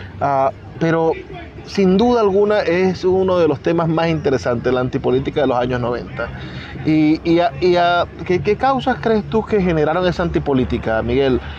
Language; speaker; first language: Spanish; native; Spanish